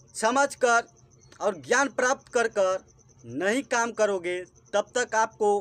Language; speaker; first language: Hindi; native; Hindi